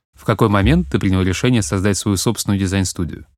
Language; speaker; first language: Russian; native; Russian